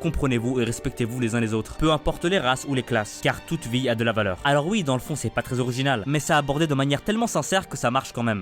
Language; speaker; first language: French; native; French